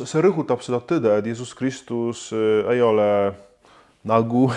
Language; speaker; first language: Estonian; non-native, fluent; Polish